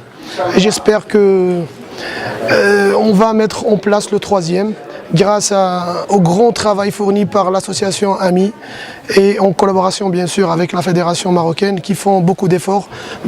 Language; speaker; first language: French; non-native, local second language; Arabic